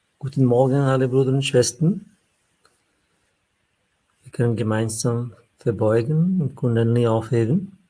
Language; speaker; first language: German; non-native, fluent; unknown